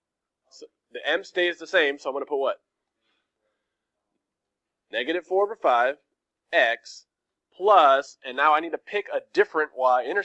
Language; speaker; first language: English; native; English